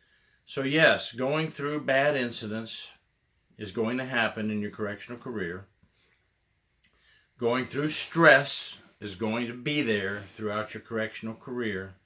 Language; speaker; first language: English; native; English